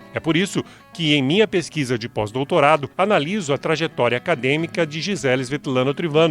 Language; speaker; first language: Portuguese; native; Portuguese